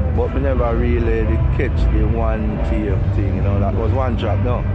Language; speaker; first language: English; non-native, local second language; Jamaican Creole English